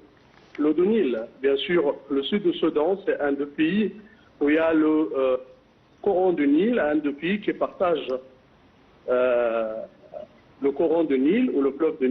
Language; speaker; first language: French; non-native, fluent; Arabic